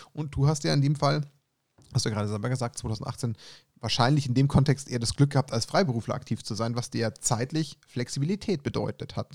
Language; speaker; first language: German; native; German